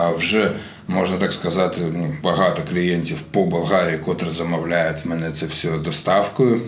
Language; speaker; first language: Ukrainian; non-native, local second language; Russian